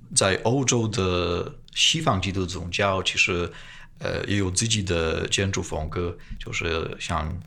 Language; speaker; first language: Chinese; non-native, fluent; Polish